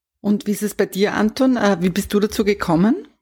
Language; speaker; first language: German; native; German